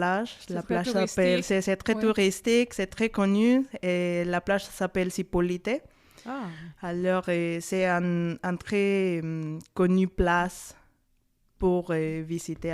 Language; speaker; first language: French; non-native, fluent; Spanish